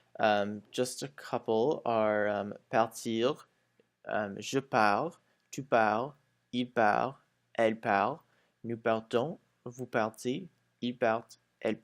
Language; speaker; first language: French; non-native, fluent; English